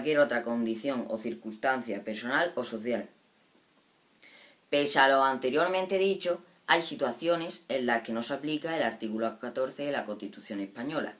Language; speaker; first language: Spanish; native; Spanish